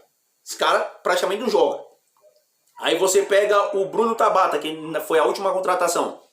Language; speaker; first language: Portuguese; native; Portuguese